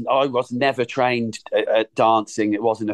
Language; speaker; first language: English; native; English